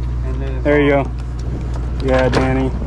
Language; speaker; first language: English; native; English